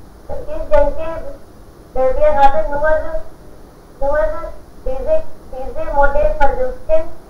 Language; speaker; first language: German; non-native, learner; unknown